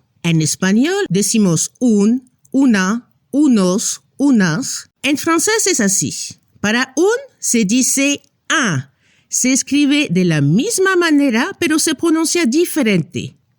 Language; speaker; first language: Spanish; non-native, fluent; French